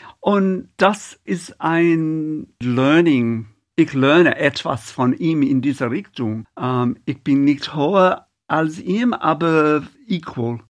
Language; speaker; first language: German; non-native, learner; English